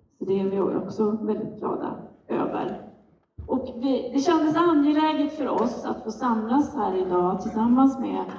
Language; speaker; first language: Swedish; native; Swedish